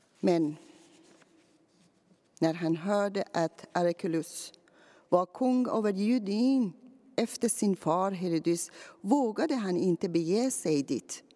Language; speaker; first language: Swedish; non-native, fluent; Persian